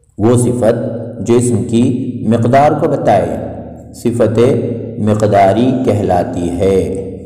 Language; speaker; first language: Urdu; native; Urdu